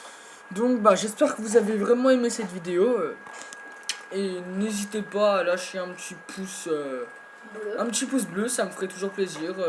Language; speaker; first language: French; native; French